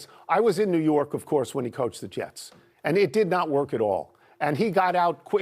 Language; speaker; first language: English; native; English